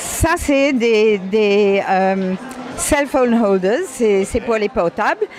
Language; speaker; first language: French; non-native, local second language; Morisyen